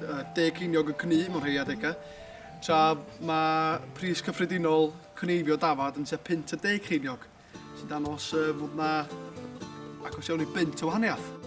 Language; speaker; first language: Welsh; native; Welsh